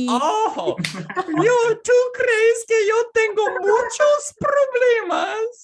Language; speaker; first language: Spanish; non-native, fluent; English